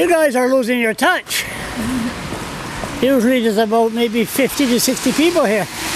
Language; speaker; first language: English; non-native, local second language; French